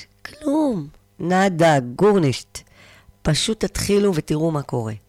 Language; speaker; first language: Hebrew; native; Hebrew